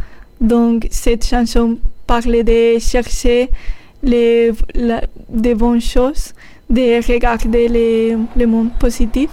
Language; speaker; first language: French; non-native, learner; Spanish